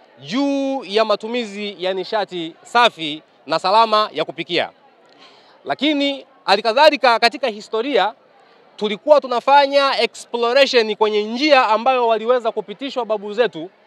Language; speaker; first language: Swahili; native; Swahili